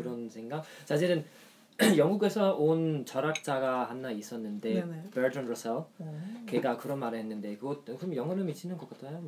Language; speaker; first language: Korean; non-native, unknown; German